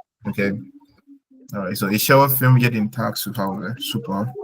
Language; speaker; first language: German; non-native, fluent; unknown